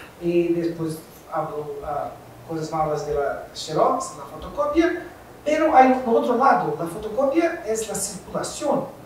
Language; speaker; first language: Spanish; non-native, fluent; Portuguese